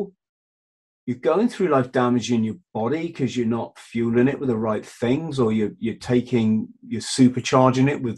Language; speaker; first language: English; native; English